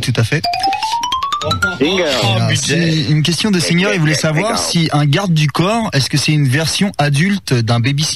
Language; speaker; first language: French; native; French